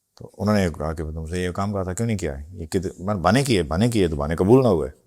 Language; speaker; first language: Urdu; non-native, local second language; Punjabi